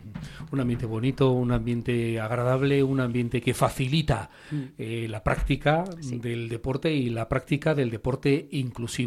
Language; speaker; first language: Spanish; native; Spanish